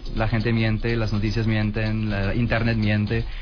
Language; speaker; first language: Spanish; non-native, fluent; French